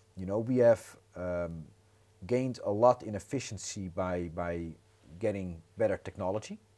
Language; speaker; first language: English; non-native, fluent; Croatian